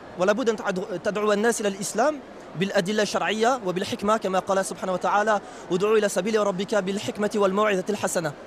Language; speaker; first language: Arabic; non-native, fluent; Italian